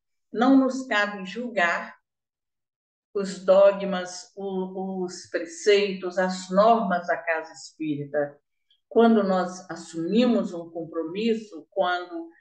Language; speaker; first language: Portuguese; native; Portuguese